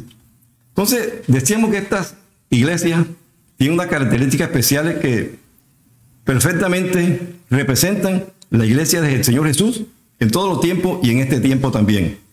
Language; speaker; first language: Spanish; native; Spanish